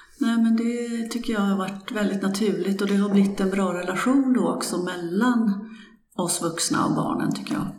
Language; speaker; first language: Swedish; native; Swedish